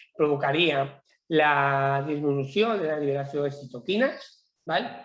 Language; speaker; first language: Spanish; native; Spanish